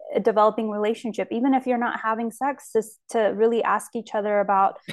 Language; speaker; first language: English; native; English